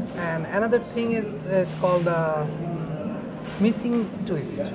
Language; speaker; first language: English; non-native, local second language; Bangla